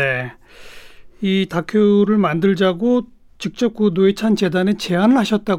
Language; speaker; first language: Korean; native; Korean